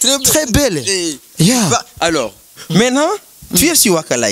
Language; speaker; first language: French; non-native, local second language; Rundi